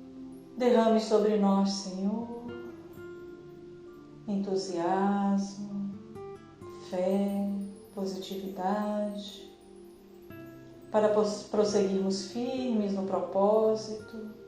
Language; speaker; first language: Portuguese; native; Portuguese